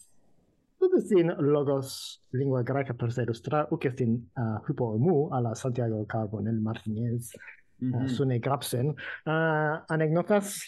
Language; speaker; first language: Greek; non-native, fluent; English